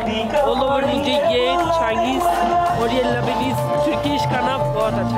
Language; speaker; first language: Hindi; non-native, fluent; Turkish